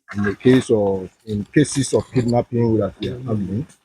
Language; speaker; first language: English; non-native, local second language; Yoruba